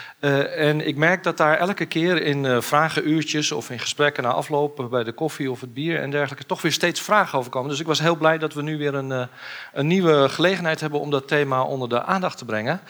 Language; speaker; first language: Dutch; native; Dutch